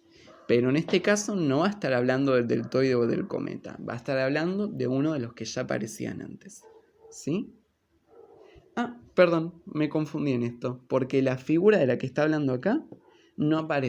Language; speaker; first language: Spanish; native; Spanish